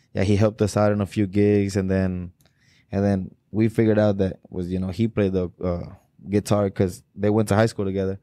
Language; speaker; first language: English; early bilingual, other home language; Spanish